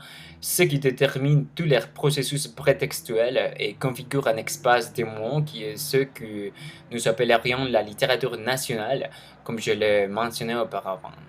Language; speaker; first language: French; non-native, learner; Spanish